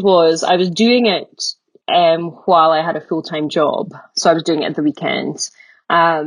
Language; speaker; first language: English; native; English